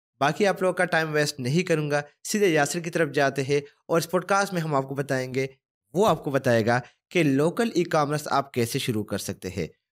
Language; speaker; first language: Urdu; non-native, local second language; Pashto